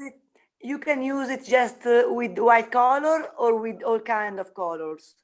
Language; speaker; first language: English; non-native, learner; Italian